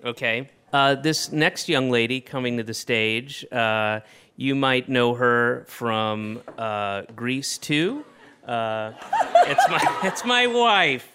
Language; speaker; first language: English; native; English